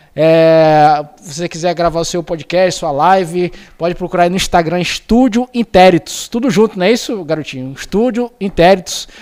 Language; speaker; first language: Portuguese; native; Portuguese